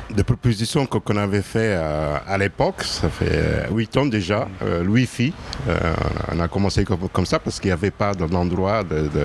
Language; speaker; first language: French; non-native, fluent; Portuguese